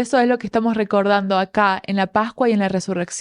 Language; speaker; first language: Spanish; native; Spanish